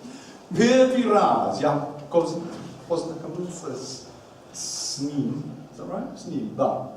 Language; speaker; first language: Russian; non-native, learner; English